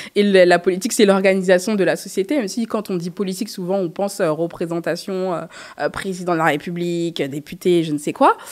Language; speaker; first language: French; native; French